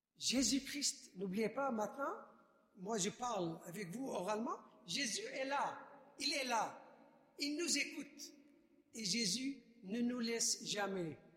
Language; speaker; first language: French; non-native, fluent; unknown